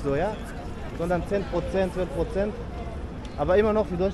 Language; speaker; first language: German; non-native, fluent; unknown